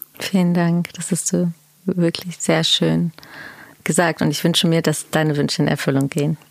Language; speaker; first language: German; early bilingual, other home language; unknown